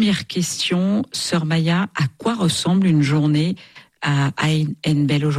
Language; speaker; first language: French; native; French